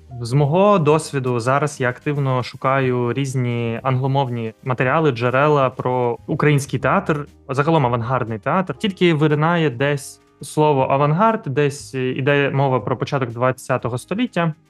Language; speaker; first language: Ukrainian; native; Ukrainian